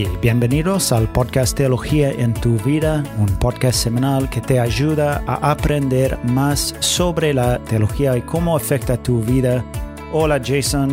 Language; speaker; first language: Spanish; non-native, fluent; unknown